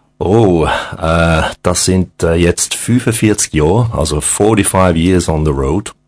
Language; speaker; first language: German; non-native, local second language; French